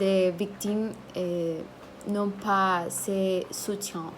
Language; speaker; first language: French; non-native, learner; Spanish